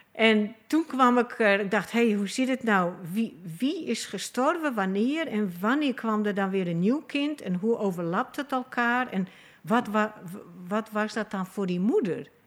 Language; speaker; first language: Dutch; native; Dutch